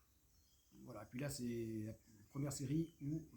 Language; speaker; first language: French; native; French